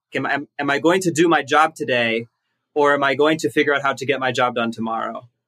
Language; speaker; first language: Spanish; early bilingual, heritage; Spanish